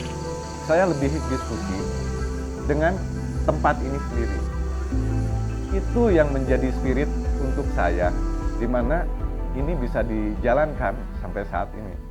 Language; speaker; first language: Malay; non-native, local second language; Sundanese